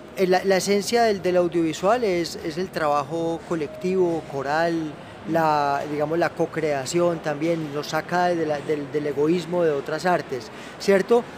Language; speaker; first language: Spanish; native; Spanish